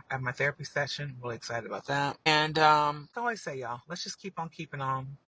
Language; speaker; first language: English; native; English